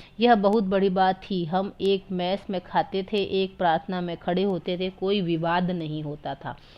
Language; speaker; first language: Hindi; native; Hindi